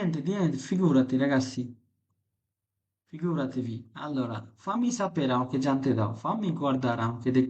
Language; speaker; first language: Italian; non-native, fluent; Bangla